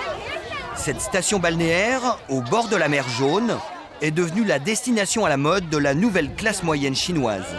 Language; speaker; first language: French; native; French